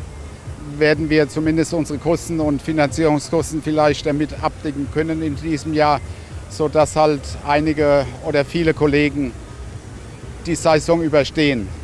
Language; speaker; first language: German; native; German